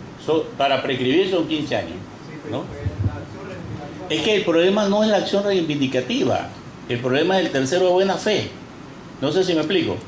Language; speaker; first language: Spanish; native; Spanish